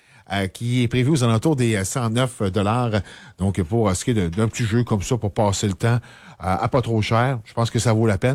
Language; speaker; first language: French; native; French